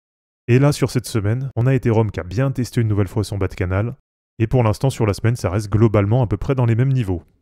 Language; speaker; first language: French; native; French